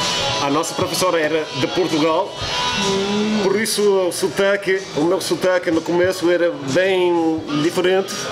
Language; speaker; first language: Portuguese; non-native, fluent; English